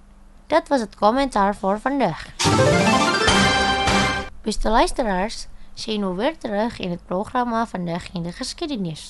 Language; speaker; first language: Dutch; non-native, fluent; Indonesian